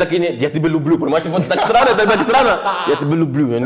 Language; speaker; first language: Russian; non-native, fluent; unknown